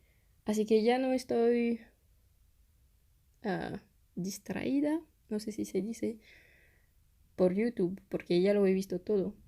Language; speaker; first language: Spanish; non-native, fluent; French